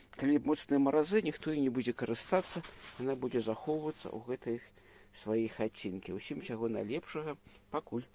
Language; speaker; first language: Belarusian; native; Belarusian